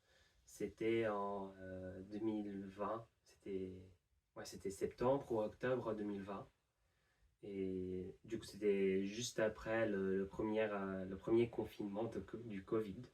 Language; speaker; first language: French; non-native, fluent; English